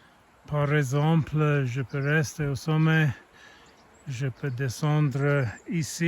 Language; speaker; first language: French; non-native, learner; English